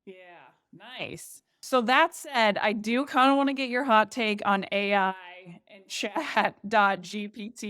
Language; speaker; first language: English; native; English